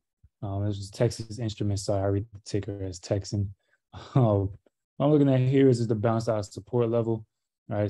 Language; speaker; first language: English; native; English